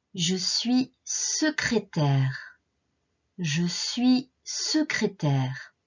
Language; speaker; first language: French; native; French